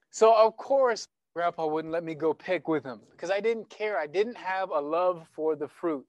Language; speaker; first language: English; native; English